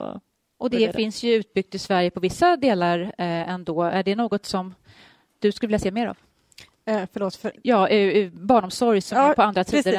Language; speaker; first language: Swedish; native; Swedish